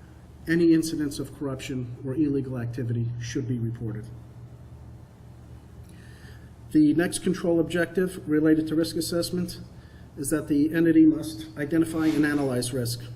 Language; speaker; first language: English; native; English